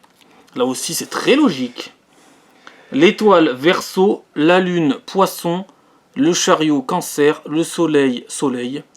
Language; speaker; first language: French; native; French